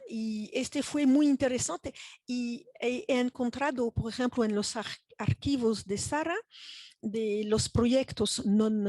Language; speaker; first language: Spanish; non-native, fluent; French